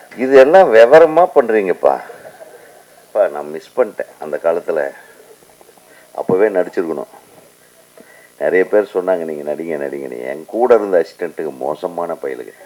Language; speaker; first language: Tamil; native; Tamil